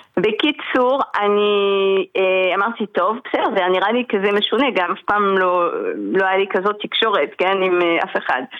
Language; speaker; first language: Hebrew; non-native, fluent; French